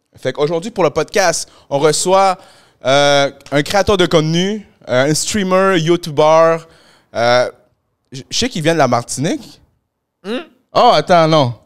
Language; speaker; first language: French; early bilingual, other home language; Spanish